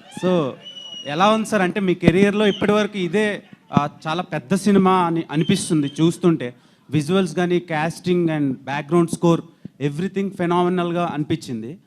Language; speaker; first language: Telugu; native; Telugu